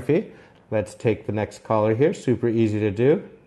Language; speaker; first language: English; native; English